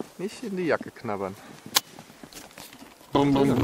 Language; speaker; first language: German; native; German